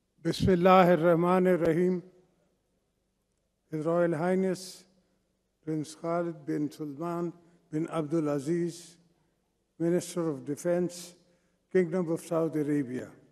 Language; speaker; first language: English; non-native, local second language; Sindhi